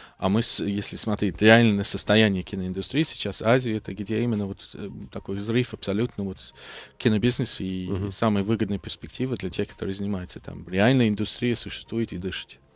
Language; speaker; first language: Russian; non-native, fluent; English